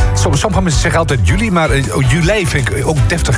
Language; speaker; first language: Dutch; native; Dutch